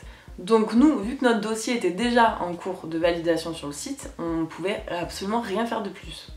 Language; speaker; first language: French; native; French